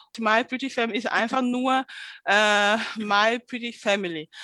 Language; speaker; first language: German; non-native, fluent; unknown